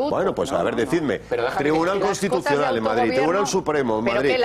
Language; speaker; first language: Spanish; native; Spanish